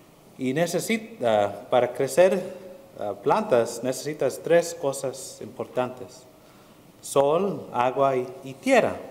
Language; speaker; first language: Spanish; early bilingual, heritage; Spanish